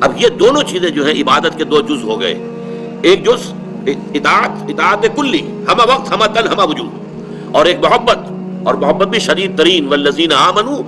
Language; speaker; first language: Urdu; native; Urdu